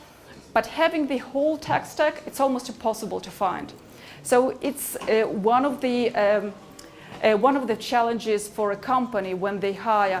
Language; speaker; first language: English; non-native, fluent; Hebrew